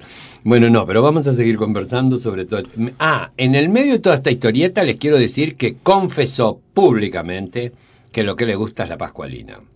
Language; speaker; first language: Spanish; native; Spanish